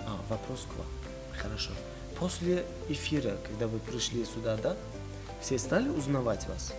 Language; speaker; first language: Russian; non-native, fluent; Tajik